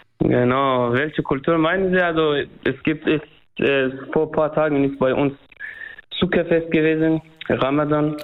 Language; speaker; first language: German; non-native, fluent; Persian